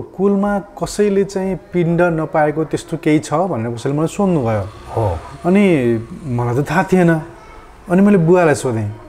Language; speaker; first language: Nepali; native; Nepali